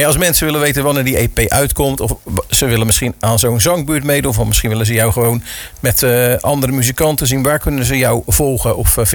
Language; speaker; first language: Dutch; native; Dutch